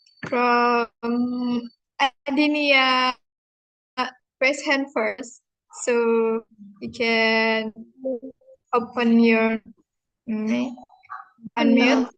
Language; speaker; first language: English; non-native, learner; Indonesian